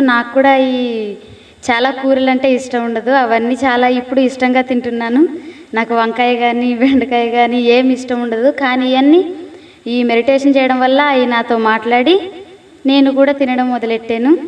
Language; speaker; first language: Telugu; native; Telugu